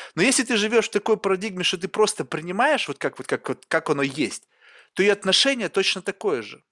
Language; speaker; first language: Russian; native; Russian